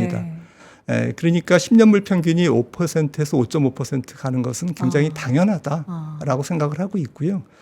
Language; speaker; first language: Korean; native; Korean